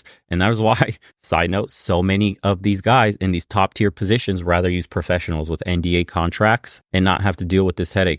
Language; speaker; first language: English; native; English